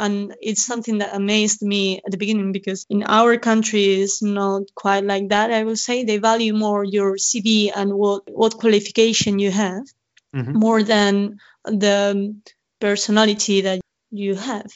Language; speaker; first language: English; non-native, fluent; Spanish